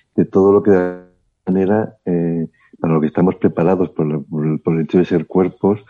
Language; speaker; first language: Spanish; native; Spanish